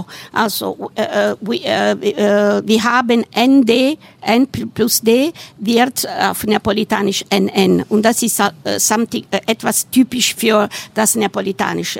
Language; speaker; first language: German; non-native, fluent; Italian